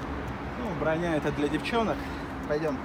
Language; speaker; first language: Russian; native; Russian